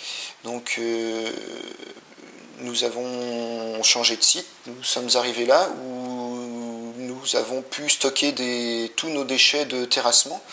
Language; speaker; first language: French; native; French